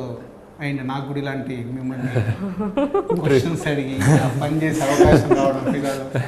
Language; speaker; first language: Telugu; native; Telugu